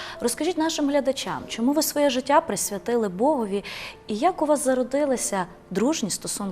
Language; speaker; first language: Ukrainian; native; Ukrainian